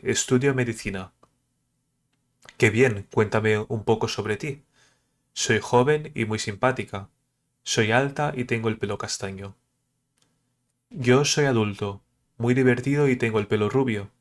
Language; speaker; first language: Spanish; early bilingual, other home language; Portuguese